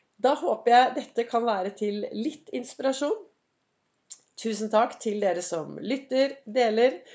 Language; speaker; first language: Norwegian; native; Norwegian